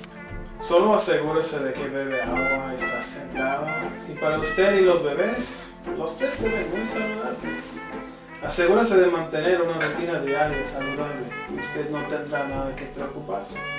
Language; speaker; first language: Spanish; non-native, learner; English